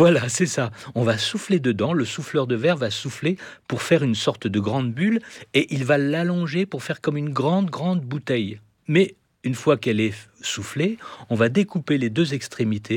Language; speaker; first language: French; native; French